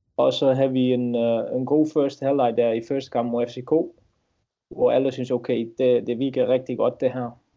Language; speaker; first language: Danish; non-native, fluent; Dutch